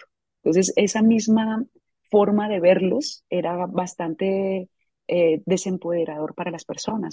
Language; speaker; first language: Spanish; native; Spanish